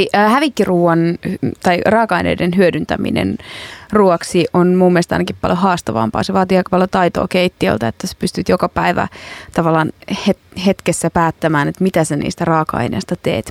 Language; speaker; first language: Finnish; native; Finnish